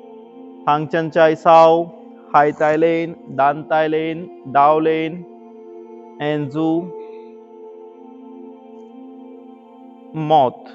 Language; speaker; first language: Vietnamese; non-native, learner; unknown